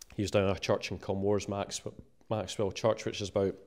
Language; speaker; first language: English; native; English